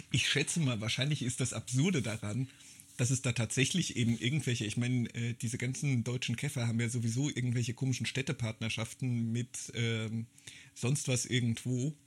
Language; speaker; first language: German; native; German